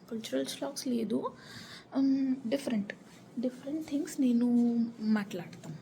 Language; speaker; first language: Telugu; non-native, learner; Marathi